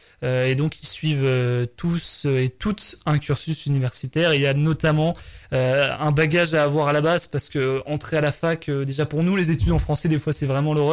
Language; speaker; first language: French; native; French